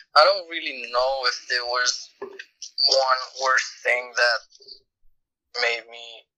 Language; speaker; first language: English; non-native, fluent; Romanian